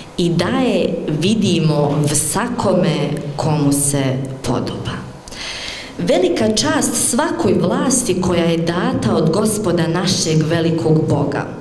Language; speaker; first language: Bosnian; native; Bosnian